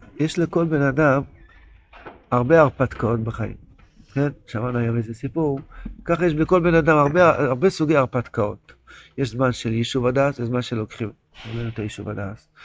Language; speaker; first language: Hebrew; non-native, local second language; Yiddish